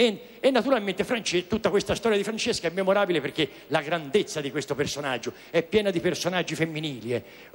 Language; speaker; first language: Italian; native; Italian